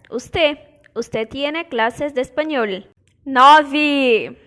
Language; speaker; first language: Spanish; non-native, fluent; Portuguese